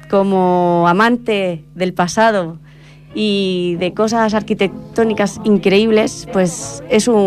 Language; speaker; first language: Spanish; native; Spanish